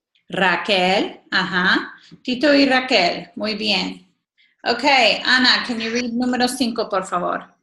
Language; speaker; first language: Spanish; non-native, fluent; English